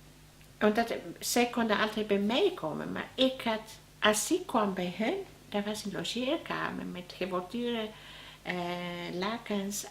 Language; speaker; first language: Dutch; non-native, learner; Spanish